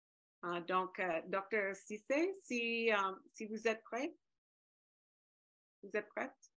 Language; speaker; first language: French; non-native, fluent; English